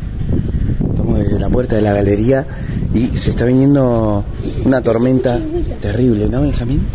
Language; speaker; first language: Spanish; native; Spanish